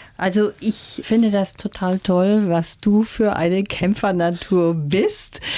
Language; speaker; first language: German; native; German